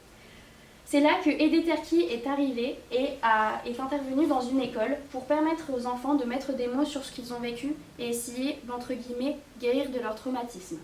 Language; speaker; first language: French; native; French